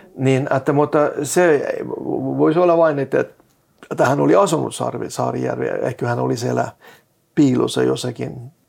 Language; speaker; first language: Finnish; non-native, fluent; Norwegian